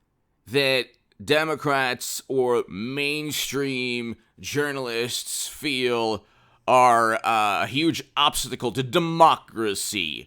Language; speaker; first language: English; native; English